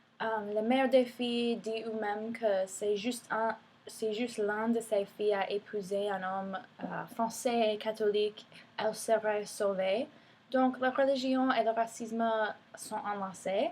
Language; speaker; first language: French; non-native, fluent; English